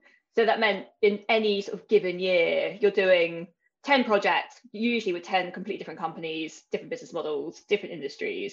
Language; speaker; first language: English; native; English